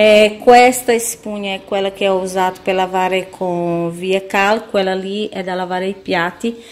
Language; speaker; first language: Italian; non-native, fluent; Portuguese